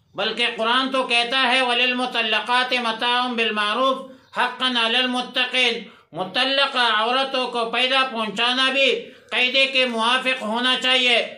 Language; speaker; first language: Urdu; non-native, local second language; Pashto